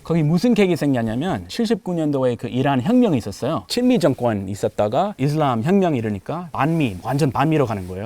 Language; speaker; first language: Korean; non-native, fluent; English